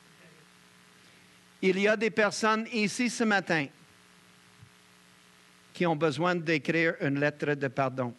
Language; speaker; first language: French; native; French